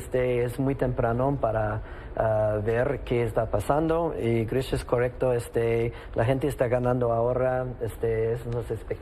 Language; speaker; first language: Spanish; non-native, fluent; English